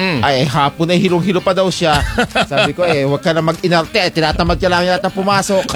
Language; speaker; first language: Filipino; non-native, local second language; Pampanga